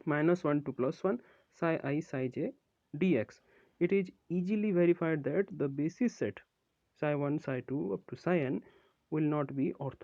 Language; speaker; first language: English; non-native, local second language; Odia